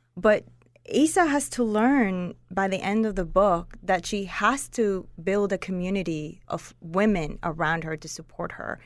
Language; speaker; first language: English; non-native, fluent; Spanish